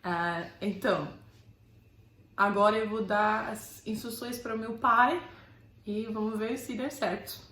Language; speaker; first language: Portuguese; non-native, fluent; English